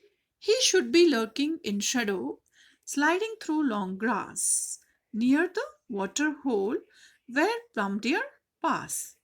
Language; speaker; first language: English; non-native, local second language; Hindi